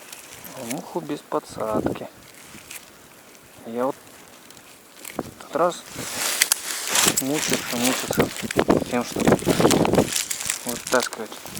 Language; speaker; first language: Russian; native; Russian